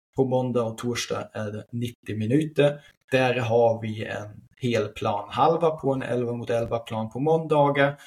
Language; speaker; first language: Swedish; non-native, fluent; German